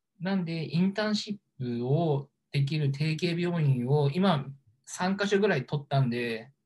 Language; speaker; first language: Japanese; native; Japanese